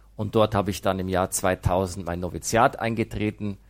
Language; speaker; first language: German; native; German